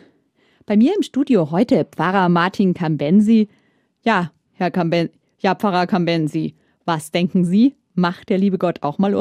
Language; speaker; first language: German; native; German